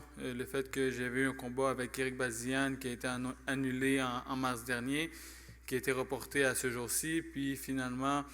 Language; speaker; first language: French; native; French